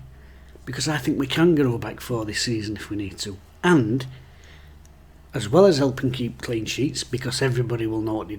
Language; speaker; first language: English; native; English